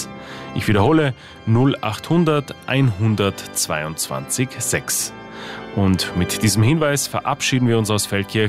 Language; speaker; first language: German; native; German